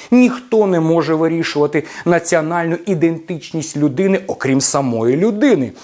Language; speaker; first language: Ukrainian; non-native, local second language; Russian